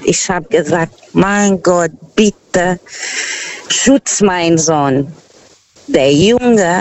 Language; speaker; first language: German; non-native, fluent; Portuguese